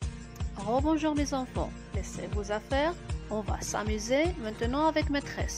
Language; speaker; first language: French; non-native, local second language; Arabic